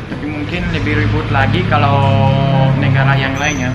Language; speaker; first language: Indonesian; non-native, fluent; French